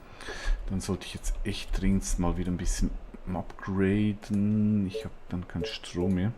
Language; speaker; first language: German; native; German